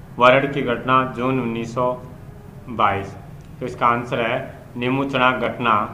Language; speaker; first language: Hindi; native; Hindi